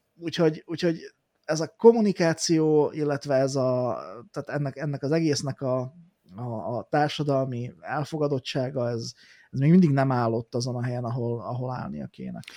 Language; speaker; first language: Hungarian; native; Hungarian